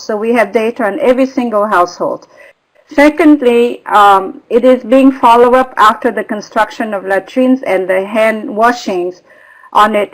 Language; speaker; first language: English; non-native, fluent; Vietnamese